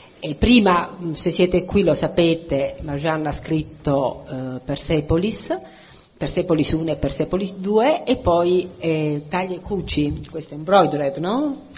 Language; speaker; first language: Italian; native; Italian